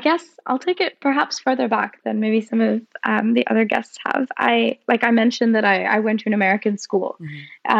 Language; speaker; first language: English; non-native, local second language; Hindi